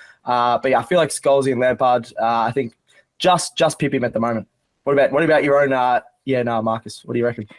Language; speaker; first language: English; native; English